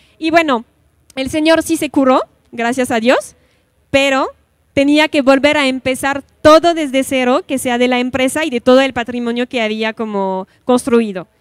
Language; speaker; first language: Spanish; non-native, fluent; French